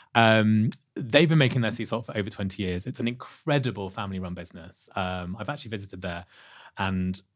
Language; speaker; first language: English; native; English